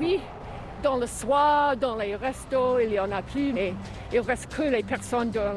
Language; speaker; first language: French; non-native, fluent; English